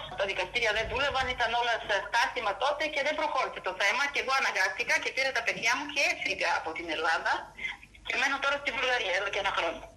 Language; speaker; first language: Greek; non-native, fluent; Bulgarian